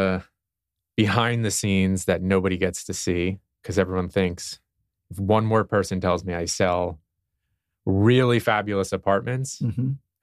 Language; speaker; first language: English; native; English